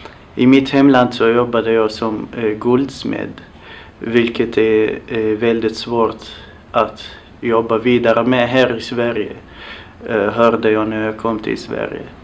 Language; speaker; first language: Swedish; non-native, fluent; Arabic